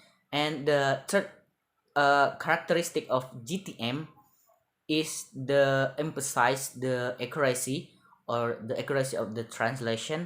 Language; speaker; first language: English; non-native, learner; Indonesian